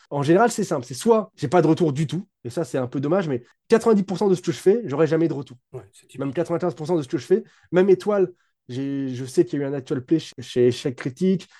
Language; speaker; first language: French; native; French